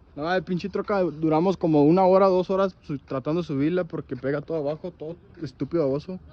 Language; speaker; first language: Spanish; early bilingual, other home language; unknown